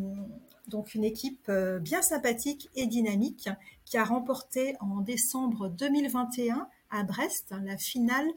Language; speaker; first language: French; native; French